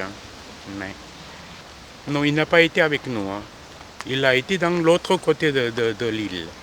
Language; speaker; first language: French; non-native, fluent; Korean